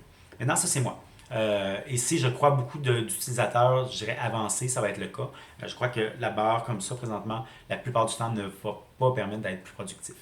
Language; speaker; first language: French; native; French